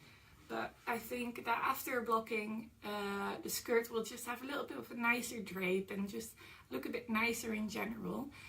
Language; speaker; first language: English; non-native, fluent; Dutch